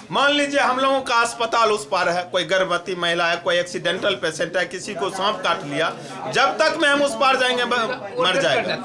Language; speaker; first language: Hindi; native; Hindi